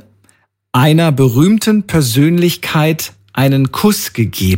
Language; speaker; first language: German; native; German